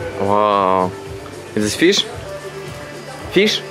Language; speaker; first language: English; non-native, learner; Russian